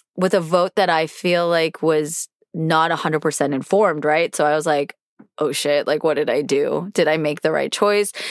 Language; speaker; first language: English; native; English